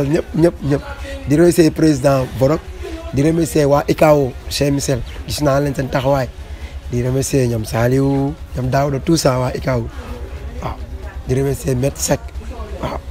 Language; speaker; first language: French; non-native, local second language; Wolof